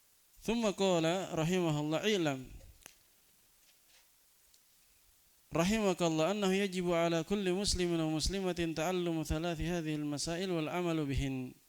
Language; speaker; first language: Arabic; non-native, fluent; Indonesian